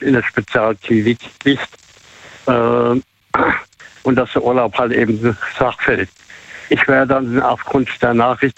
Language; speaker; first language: German; native; German